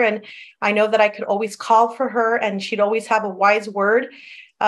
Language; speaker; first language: English; early bilingual, other home language; Spanish